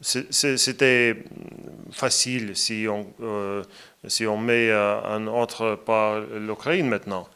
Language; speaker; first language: French; non-native, fluent; Latvian